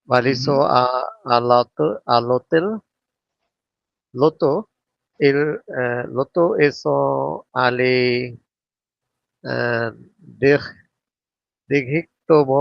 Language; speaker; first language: French; non-native, learner; Bangla